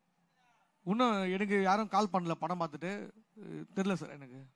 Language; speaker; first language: Tamil; native; Tamil